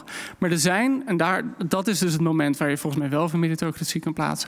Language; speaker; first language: Dutch; native; Dutch